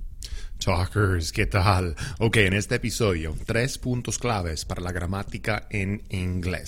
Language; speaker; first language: Spanish; non-native, fluent; English